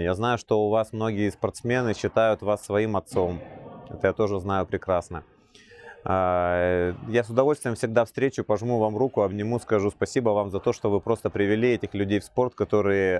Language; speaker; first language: Russian; native; Russian